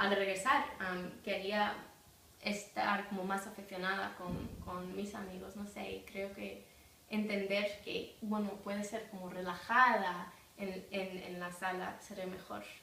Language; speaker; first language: Spanish; non-native, fluent; English